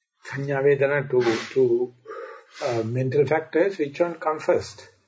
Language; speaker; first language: English; non-native, local second language; Sinhala